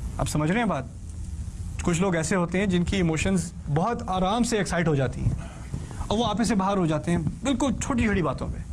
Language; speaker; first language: Urdu; early bilingual, heritage; Urdu